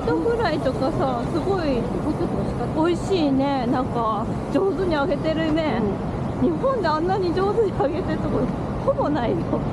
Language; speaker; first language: Japanese; native; Japanese